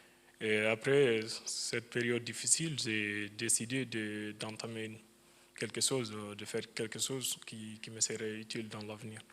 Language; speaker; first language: French; non-native, fluent; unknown